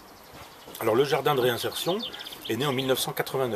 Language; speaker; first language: French; native; French